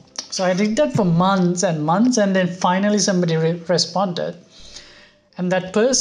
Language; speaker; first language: English; non-native, local second language; Sinhala